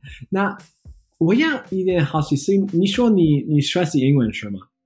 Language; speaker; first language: Chinese; non-native, learner; English